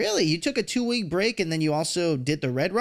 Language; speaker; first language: English; native; English